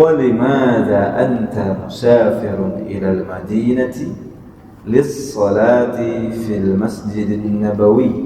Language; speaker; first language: Arabic; non-native, fluent; Indonesian